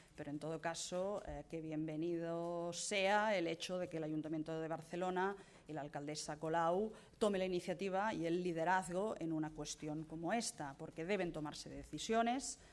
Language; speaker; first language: Spanish; non-native, local second language; Catalan